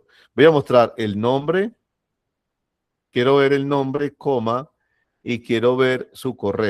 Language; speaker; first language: Spanish; native; Spanish